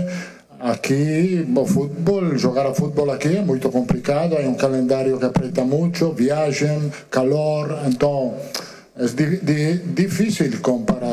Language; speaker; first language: Portuguese; non-native, learner; Italian